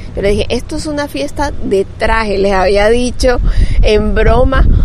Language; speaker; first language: Spanish; native; Spanish